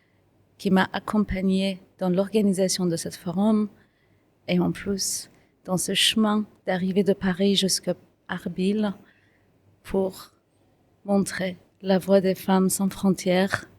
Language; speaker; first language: French; non-native, fluent; Kurdish